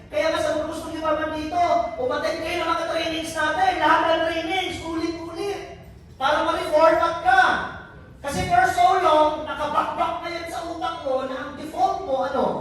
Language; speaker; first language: Filipino; non-native, local second language; Bikol